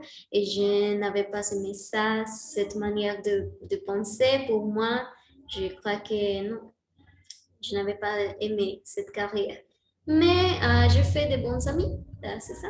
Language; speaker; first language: French; non-native, learner; Spanish